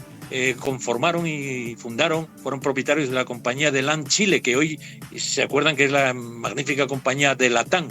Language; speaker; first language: Spanish; native; Spanish